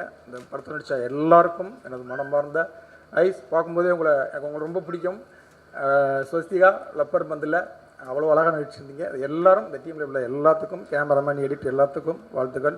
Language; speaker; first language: Tamil; native; Tamil